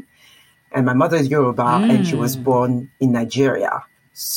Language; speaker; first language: English; non-native, fluent; French